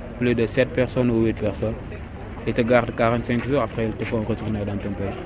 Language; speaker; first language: French; non-native, local second language; Wolof